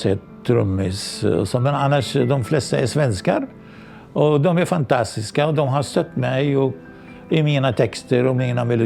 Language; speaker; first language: Swedish; non-native, local second language; Arabic